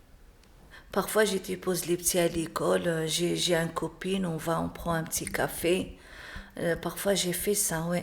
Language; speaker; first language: French; non-native, learner; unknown